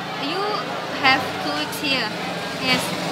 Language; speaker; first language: English; non-native, learner; Indonesian